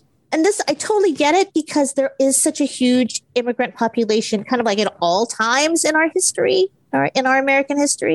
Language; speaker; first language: English; native; English